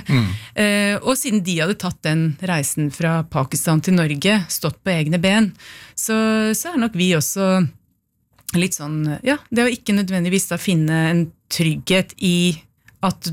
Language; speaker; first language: Norwegian; early bilingual, other home language; Urdu